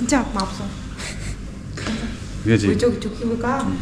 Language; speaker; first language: Korean; non-native, learner; Vietnamese